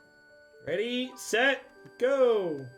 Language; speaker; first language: English; native; English